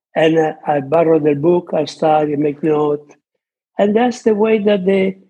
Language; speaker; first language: English; non-native, fluent; Italian